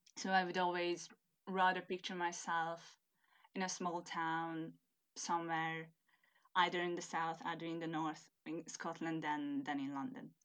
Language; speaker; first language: English; non-native, fluent; Hungarian